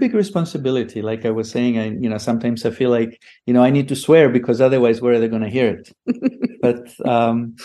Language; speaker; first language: English; non-native, fluent; Greek